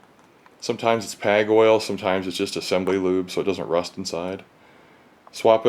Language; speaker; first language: English; native; English